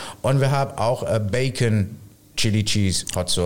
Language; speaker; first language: German; non-native, fluent; English